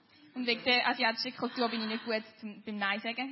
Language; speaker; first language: German; native; German